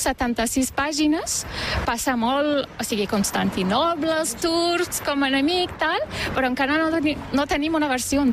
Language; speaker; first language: Catalan; non-native, fluent; Turkish